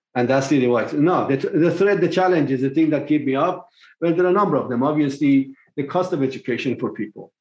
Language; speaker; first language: English; non-native, fluent; Persian